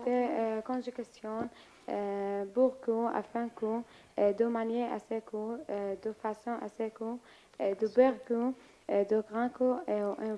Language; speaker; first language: French; non-native, learner; Arabic